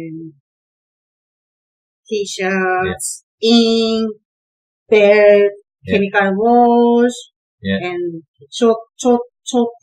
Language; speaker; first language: English; non-native, learner; Japanese